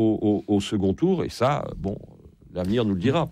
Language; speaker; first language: French; native; French